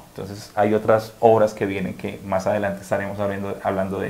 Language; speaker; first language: Spanish; native; Spanish